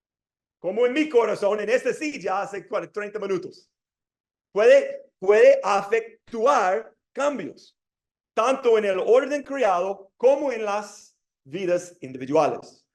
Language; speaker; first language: Spanish; non-native, fluent; English